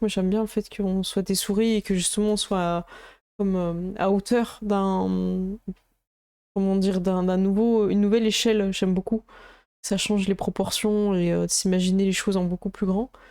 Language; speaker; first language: French; native; French